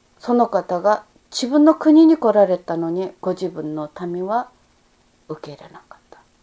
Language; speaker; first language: Japanese; non-native, fluent; Korean